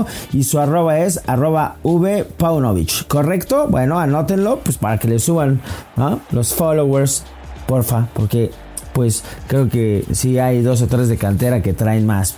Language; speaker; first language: Spanish; native; Spanish